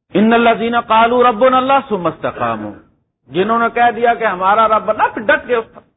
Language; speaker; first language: Urdu; non-native, local second language; Punjabi